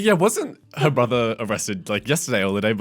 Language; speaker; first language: English; native; English